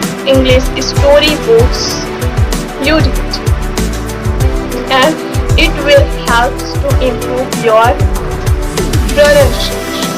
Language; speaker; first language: English; non-native, learner; Hindi